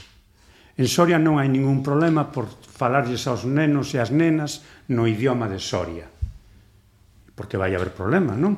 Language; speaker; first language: Galician; non-native, local second language; Spanish